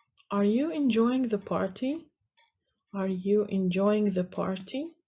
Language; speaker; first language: English; non-native, fluent; Azerbaijani